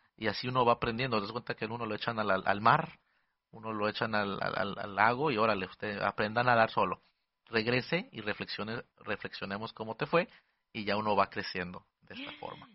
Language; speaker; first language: Spanish; early bilingual, heritage; Spanish